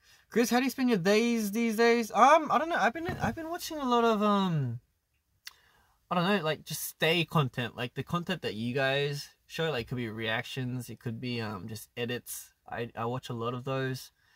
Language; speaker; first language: English; early bilingual, other home language; Korean